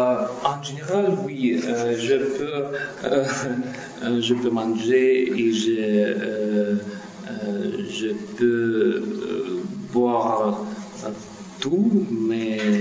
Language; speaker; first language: French; non-native, learner; Russian